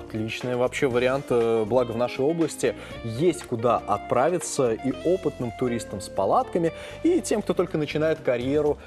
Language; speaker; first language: Russian; native; Russian